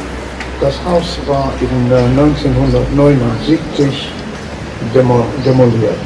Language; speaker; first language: German; early bilingual, heritage; German